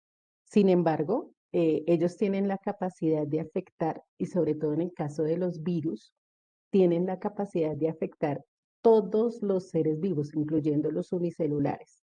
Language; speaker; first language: Spanish; native; Spanish